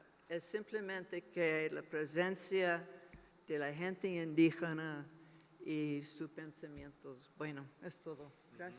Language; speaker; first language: Spanish; non-native, learner; English